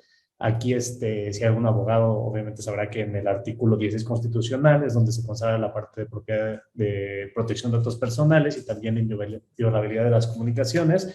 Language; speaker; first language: Spanish; native; Spanish